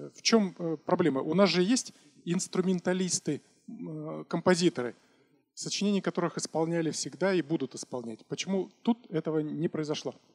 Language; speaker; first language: Russian; native; Russian